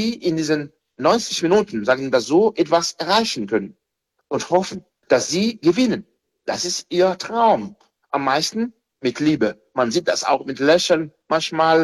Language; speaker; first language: German; non-native, fluent; Haitian Creole